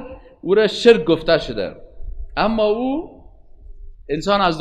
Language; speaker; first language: Persian; native; Persian